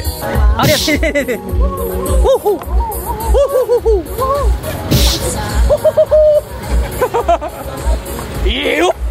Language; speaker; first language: Japanese; native; Japanese